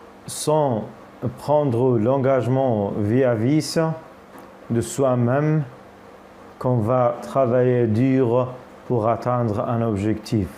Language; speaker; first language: French; non-native, fluent; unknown